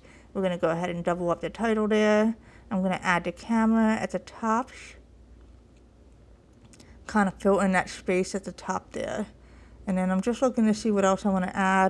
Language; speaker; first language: English; native; English